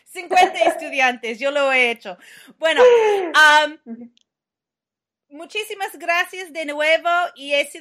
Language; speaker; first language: Spanish; non-native, fluent; English